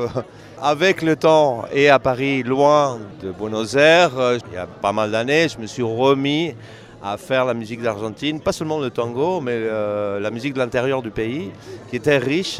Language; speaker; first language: French; non-native, fluent; Spanish